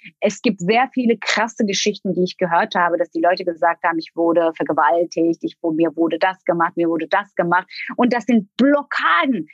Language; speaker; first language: German; non-native, fluent; Turkish